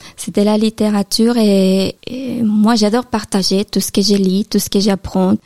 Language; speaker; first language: French; non-native, fluent; Spanish